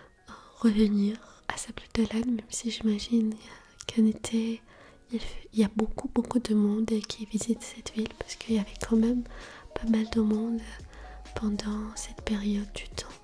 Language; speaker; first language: French; non-native, fluent; Armenian